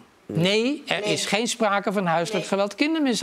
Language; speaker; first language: Dutch; native; Dutch